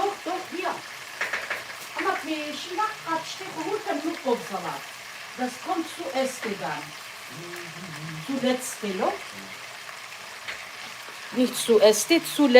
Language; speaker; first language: German; non-native, learner; Kurdish